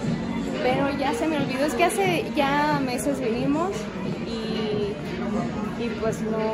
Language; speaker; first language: Spanish; native; Spanish